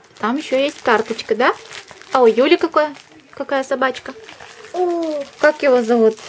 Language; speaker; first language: Russian; native; Russian